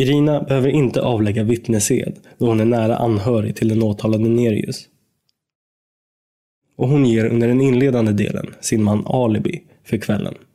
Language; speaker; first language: Swedish; native; Swedish